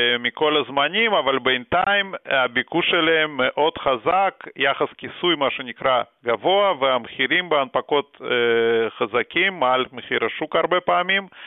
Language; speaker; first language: Hebrew; early bilingual, other home language; Russian